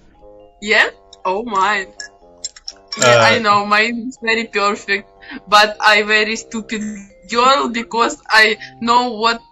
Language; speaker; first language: English; non-native, learner; Ukrainian